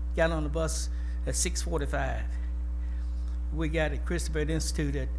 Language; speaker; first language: English; native; English